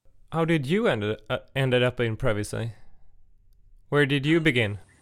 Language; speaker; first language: English; non-native, fluent; Swedish